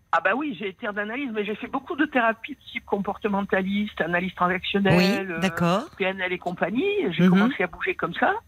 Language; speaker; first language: French; native; French